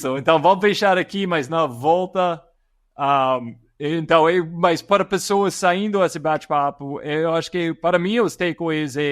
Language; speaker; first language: Portuguese; non-native, fluent; English